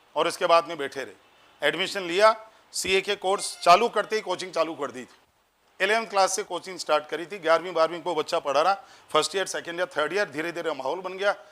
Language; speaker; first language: Hindi; native; Hindi